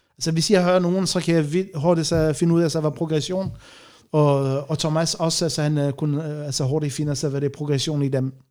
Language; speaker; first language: Danish; non-native, fluent; Arabic